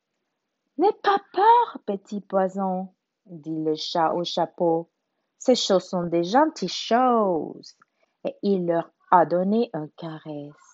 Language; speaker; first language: French; non-native, learner; Spanish